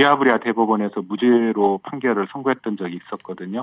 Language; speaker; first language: Korean; native; Korean